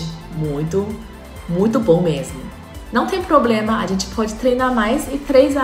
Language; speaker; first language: Portuguese; non-native, fluent; Chinese